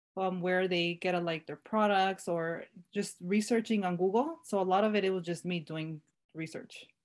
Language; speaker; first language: English; native; English